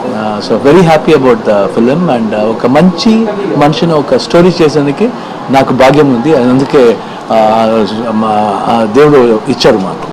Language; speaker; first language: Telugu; non-native, learner; Kannada